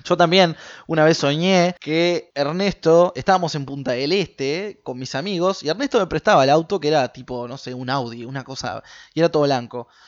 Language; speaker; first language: Spanish; native; Spanish